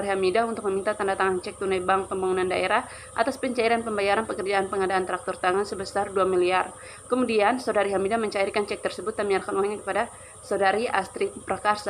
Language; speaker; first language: Indonesian; native; Indonesian